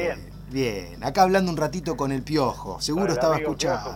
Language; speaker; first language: Spanish; native; Spanish